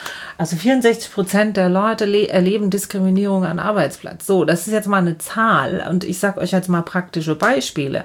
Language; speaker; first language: German; native; German